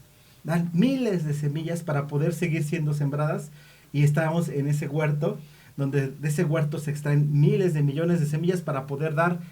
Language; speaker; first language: Spanish; native; Spanish